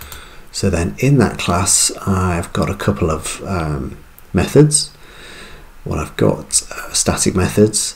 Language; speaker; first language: English; native; English